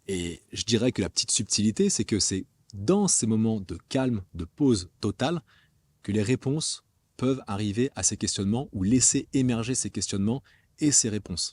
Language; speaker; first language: French; native; French